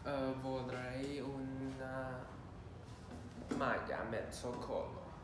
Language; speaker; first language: Italian; non-native, learner; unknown